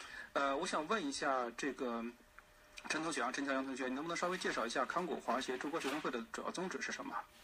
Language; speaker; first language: Chinese; native; Chinese